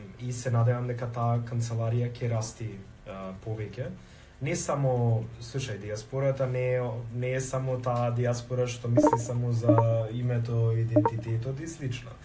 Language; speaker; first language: Macedonian; early bilingual, heritage; Macedonian